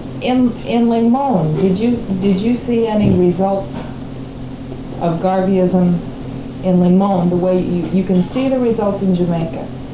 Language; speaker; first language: English; native; English